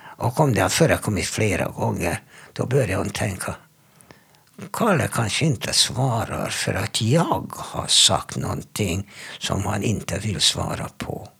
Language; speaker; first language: Swedish; non-native, fluent; Hebrew